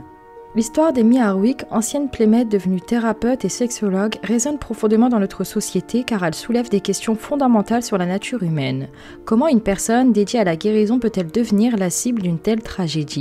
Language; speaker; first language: French; native; French